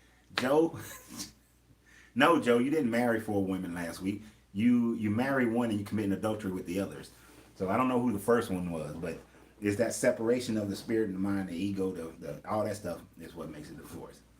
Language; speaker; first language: English; native; English